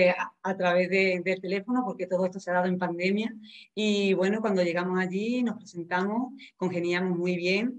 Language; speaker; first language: Spanish; native; Spanish